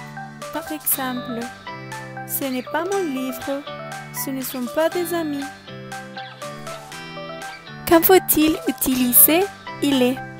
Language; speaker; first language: French; non-native, learner; Spanish